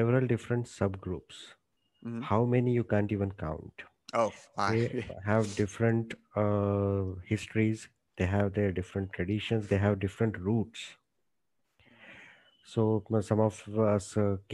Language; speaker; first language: English; non-native, local second language; Marathi